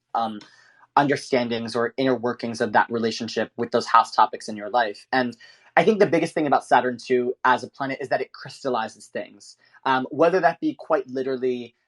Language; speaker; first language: English; native; English